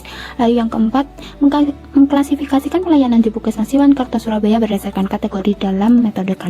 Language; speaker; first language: Indonesian; native; Indonesian